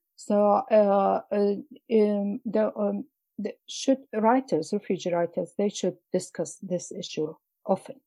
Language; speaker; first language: English; non-native, fluent; Arabic